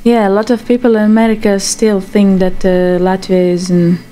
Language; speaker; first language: English; non-native, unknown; Latvian